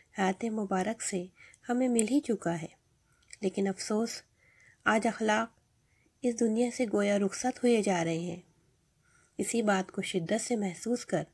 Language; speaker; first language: Urdu; native; Urdu